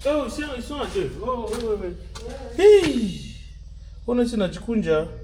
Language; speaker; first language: French; non-native, local second language; Swahili